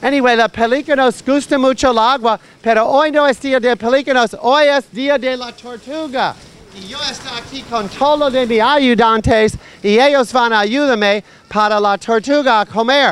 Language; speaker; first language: Spanish; non-native, learner; English